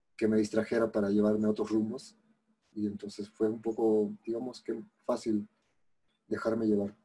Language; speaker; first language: Spanish; native; Spanish